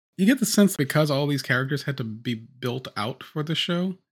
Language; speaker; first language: English; native; English